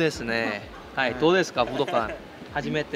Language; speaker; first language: Japanese; non-native, learner; Korean